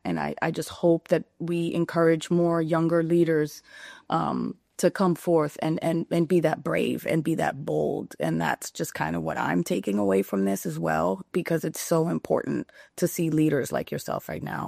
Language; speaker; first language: English; early bilingual, other home language; Spanish